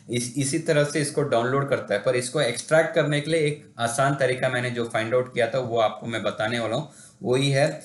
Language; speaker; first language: Hindi; non-native, local second language; Tamil